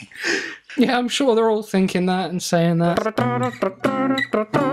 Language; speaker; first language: English; native; English